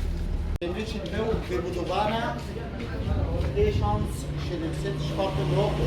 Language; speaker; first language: Polish; non-native, learner; Arabic